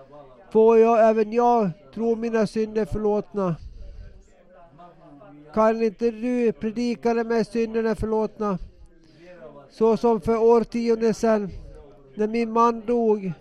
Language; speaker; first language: Swedish; non-native, local second language; Finnish